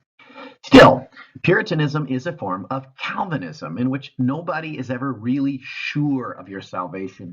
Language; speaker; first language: English; native; English